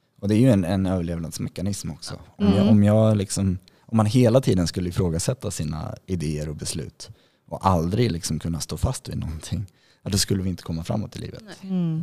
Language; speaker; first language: Swedish; native; Swedish